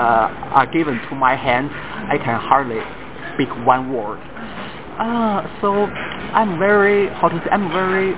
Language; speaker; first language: English; non-native, fluent; Chinese